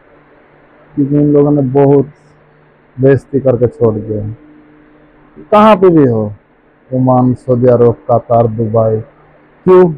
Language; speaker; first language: Hindi; non-native, fluent; Bangla